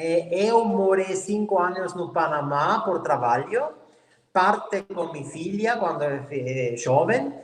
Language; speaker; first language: Portuguese; non-native, learner; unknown